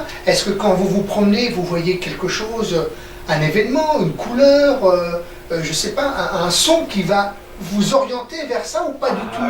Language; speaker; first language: French; native; French